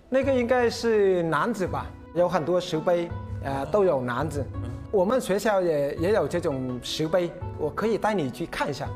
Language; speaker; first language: Chinese; non-native, fluent; Vietnamese